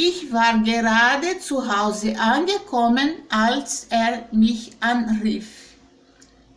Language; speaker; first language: German; non-native, fluent; Portuguese